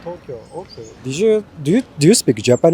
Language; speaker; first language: English; non-native, fluent; Japanese